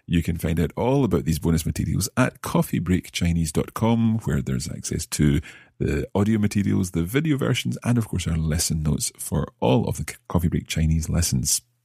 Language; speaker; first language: English; native; English